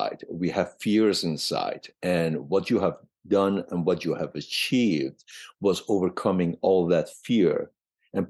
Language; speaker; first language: English; non-native, fluent; Persian